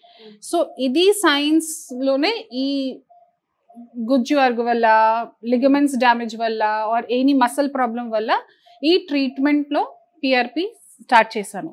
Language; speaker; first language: Telugu; non-native, fluent; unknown